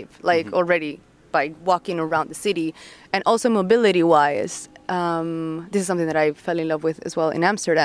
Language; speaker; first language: English; non-native, fluent; Spanish